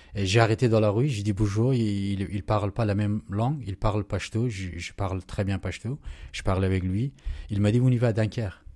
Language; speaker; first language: French; non-native, fluent; Urdu